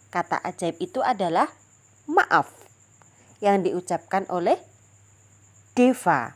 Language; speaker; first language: Indonesian; native; Indonesian